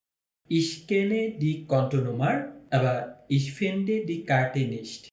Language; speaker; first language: German; non-native, fluent; Bangla